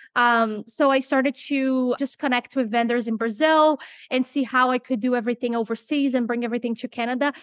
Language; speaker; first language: English; non-native, fluent; Portuguese